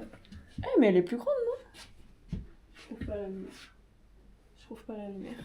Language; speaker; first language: French; native; French